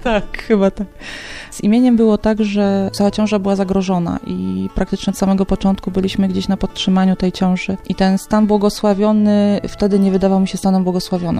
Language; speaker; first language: Polish; native; Polish